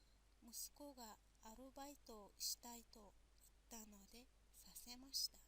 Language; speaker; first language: Japanese; non-native, fluent; Mongolian